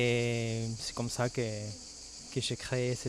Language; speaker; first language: French; non-native, fluent; Spanish